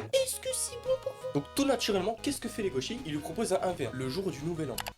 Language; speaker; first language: French; native; French